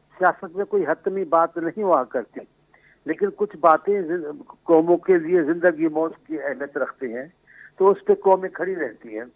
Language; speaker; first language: Urdu; non-native, local second language; Sindhi